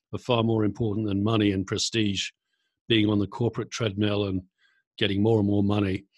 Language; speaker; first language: English; native; English